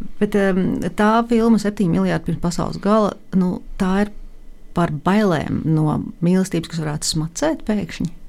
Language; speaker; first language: Latvian; native; Latvian